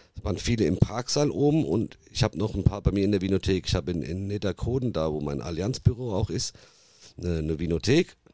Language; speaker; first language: German; early bilingual, other home language; Italian